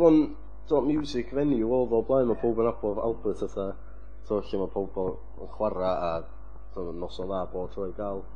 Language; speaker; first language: Welsh; native; Welsh